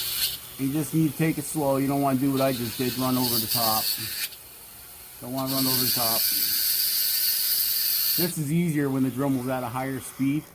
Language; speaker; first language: English; native; English